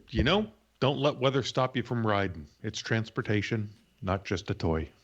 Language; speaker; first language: English; native; English